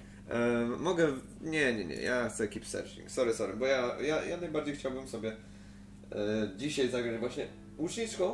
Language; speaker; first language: Polish; native; Polish